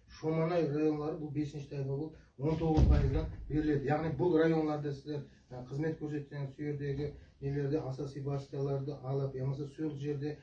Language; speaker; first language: Uzbek; non-native, local second language; Kara-Kalpak